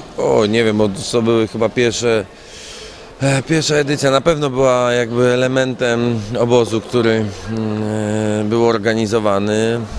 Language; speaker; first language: Polish; native; Polish